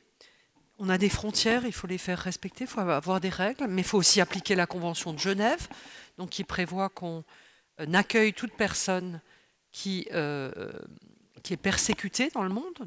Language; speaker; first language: French; native; French